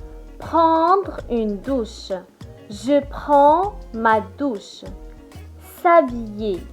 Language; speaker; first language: French; non-native, local second language; Arabic